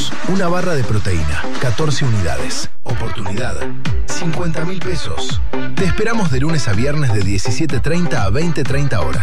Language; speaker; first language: Spanish; native; Spanish